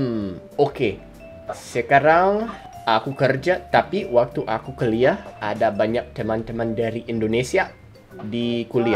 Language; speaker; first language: Indonesian; non-native, learner; English